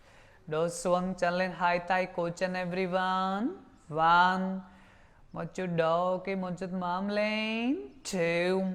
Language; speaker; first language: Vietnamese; non-native, learner; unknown